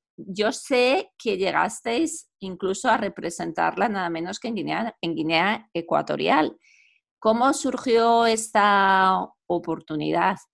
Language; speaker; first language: Spanish; native; Spanish